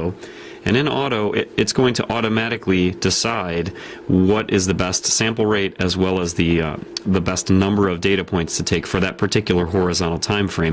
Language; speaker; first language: English; native; English